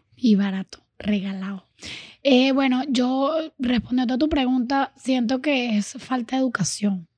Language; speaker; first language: Spanish; native; Spanish